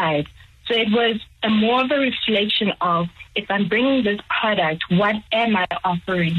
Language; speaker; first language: English; non-native, local second language; Tswana